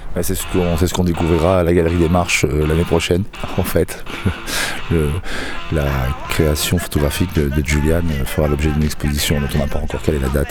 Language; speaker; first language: French; native; French